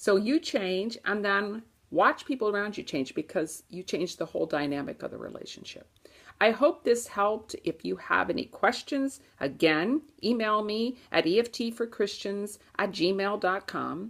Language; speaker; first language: English; native; English